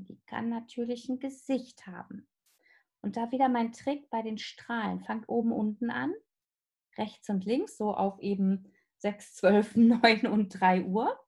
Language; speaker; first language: German; native; German